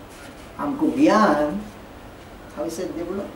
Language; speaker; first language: Hindi; non-native, learner; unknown